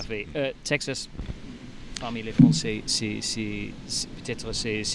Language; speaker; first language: French; non-native, learner; English